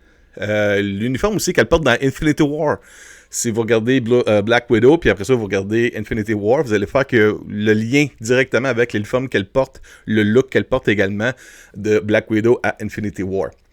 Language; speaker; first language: French; native; French